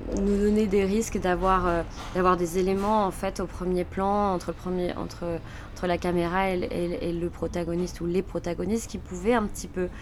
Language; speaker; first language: French; native; French